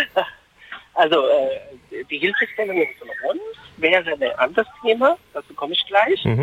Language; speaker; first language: German; non-native, fluent; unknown